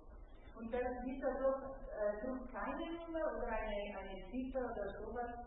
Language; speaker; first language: German; non-native, fluent; Italian